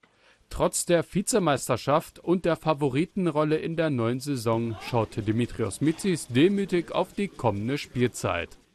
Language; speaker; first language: German; native; German